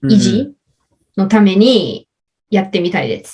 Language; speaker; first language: Japanese; non-native, learner; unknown